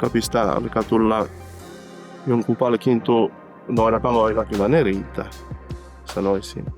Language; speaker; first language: Finnish; non-native, fluent; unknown